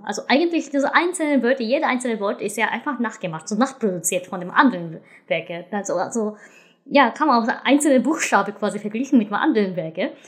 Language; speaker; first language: German; non-native, fluent; Japanese